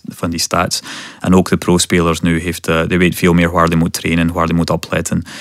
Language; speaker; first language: Dutch; non-native, fluent; English